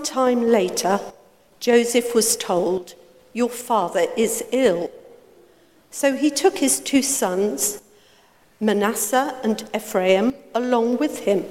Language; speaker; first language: English; native; English